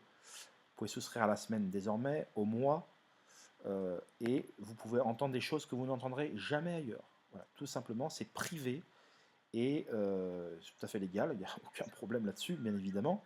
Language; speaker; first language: French; native; French